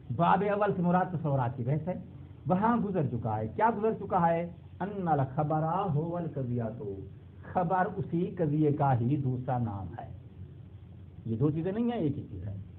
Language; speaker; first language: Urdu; non-native, local second language; Punjabi